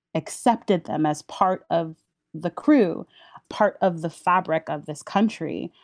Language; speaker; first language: English; early bilingual, other home language; Haitian Creole